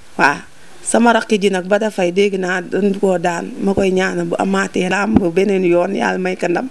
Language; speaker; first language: Wolof; native; Wolof